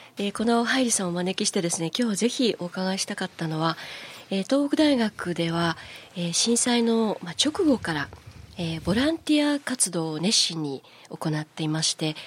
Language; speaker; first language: Japanese; native; Japanese